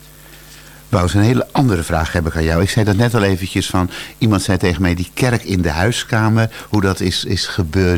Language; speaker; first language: Dutch; native; Dutch